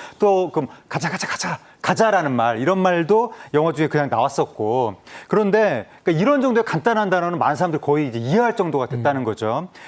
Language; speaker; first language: Korean; native; Korean